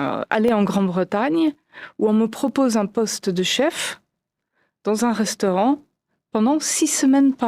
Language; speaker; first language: French; non-native, fluent; English